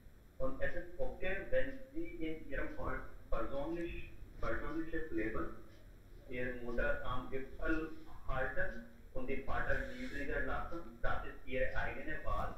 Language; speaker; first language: German; non-native, learner; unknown